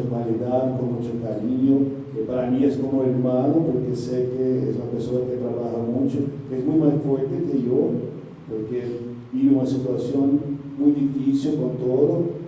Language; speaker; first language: Spanish; non-native, learner; Portuguese